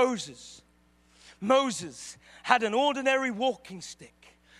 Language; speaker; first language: English; native; English